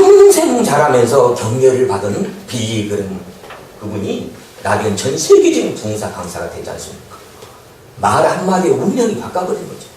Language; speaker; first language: Korean; native; Korean